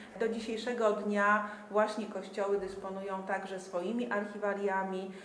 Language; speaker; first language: Polish; native; Polish